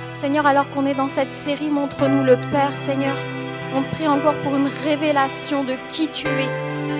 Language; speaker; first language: French; native; French